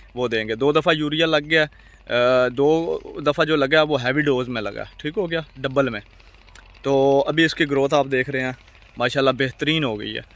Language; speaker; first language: Urdu; non-native, local second language; Punjabi